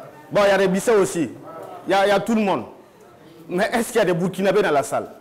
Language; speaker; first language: French; non-native, local second language; Mossi